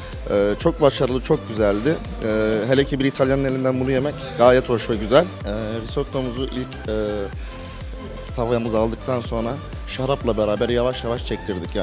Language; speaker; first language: Turkish; native; Turkish